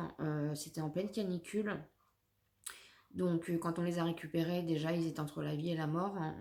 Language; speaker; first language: French; native; French